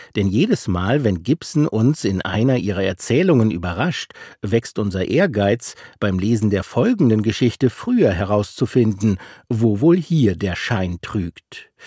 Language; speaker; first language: German; native; German